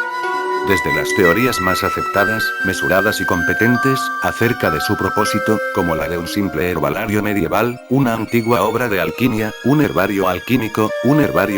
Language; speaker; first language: Spanish; native; Spanish